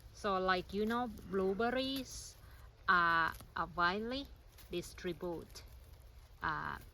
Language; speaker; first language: English; non-native, learner; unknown